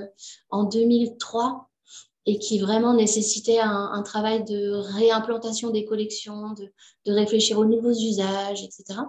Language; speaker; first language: French; native; French